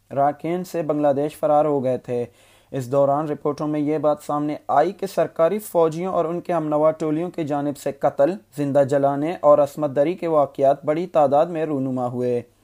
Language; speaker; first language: Urdu; non-native, local second language; Baluchi